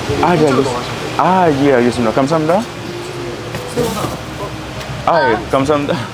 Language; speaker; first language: Korean; non-native, fluent; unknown